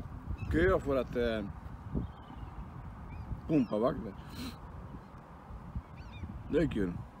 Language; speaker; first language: Swedish; non-native, learner; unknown